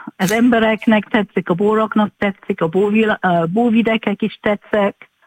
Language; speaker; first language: Hungarian; non-native, learner; English